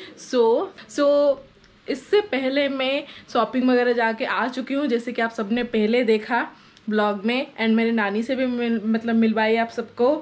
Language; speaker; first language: Hindi; non-native, local second language; Odia